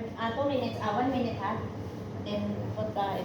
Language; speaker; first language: English; non-native, learner; Filipino